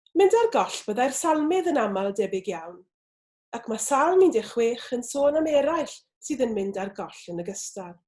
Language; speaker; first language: Welsh; native; Welsh